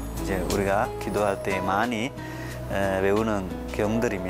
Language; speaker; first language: Korean; non-native, fluent; Sinhala